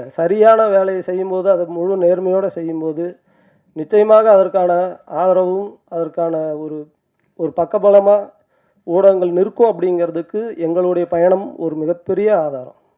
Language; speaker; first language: Tamil; native; Tamil